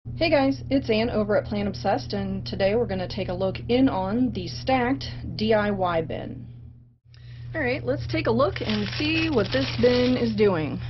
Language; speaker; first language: English; native; English